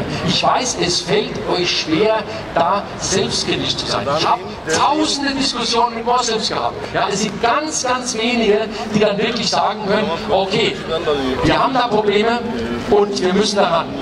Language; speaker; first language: German; native; German